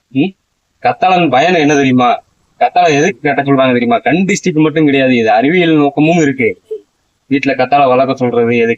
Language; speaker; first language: Tamil; native; Tamil